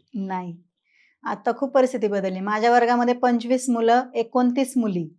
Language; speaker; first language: Marathi; native; Marathi